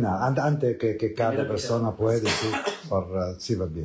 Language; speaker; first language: Spanish; non-native, learner; Italian